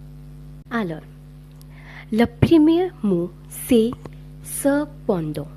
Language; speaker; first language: French; non-native, learner; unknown